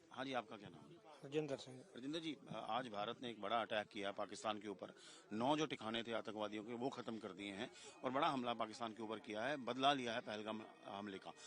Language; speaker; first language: Hindi; non-native, local second language; Punjabi